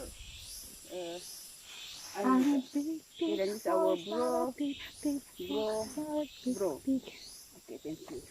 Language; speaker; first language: English; non-native, local second language; Malay